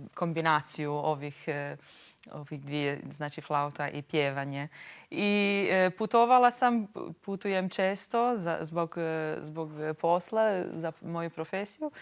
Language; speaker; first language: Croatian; non-native, local second language; Albanian